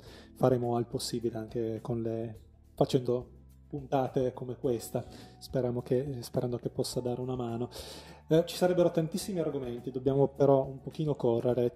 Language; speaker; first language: Italian; native; Italian